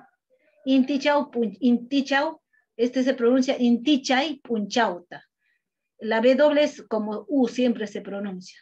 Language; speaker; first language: Spanish; non-native, local second language; Quechua